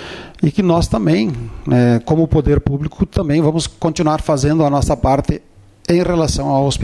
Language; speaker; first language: Portuguese; native; Portuguese